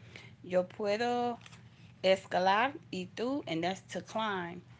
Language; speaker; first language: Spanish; non-native, learner; English